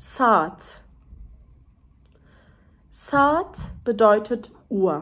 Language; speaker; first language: German; early bilingual, other home language; Turkish